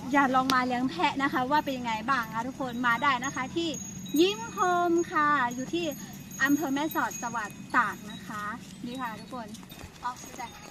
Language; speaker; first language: Thai; non-native, local second language; Karen languages